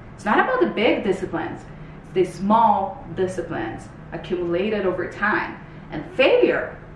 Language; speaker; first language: English; non-native, fluent; Portuguese